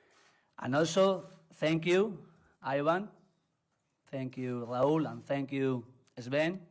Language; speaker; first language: English; non-native, learner; Spanish